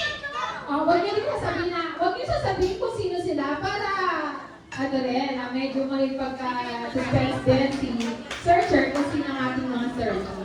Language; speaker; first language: Filipino; native; Filipino